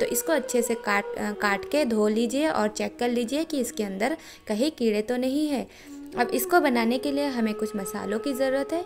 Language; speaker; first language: Hindi; non-native, local second language; Bangla